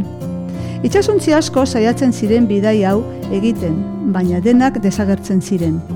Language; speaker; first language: Basque; native; Basque